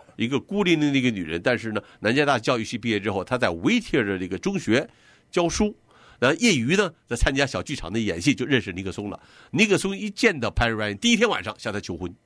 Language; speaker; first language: Chinese; native; Chinese